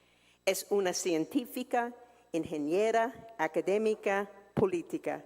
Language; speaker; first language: Spanish; non-native, fluent; English